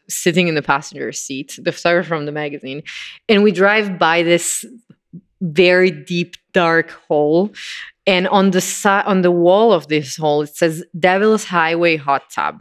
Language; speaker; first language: English; non-native, fluent; Italian